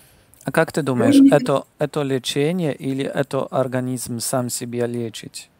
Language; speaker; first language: Russian; non-native, learner; Polish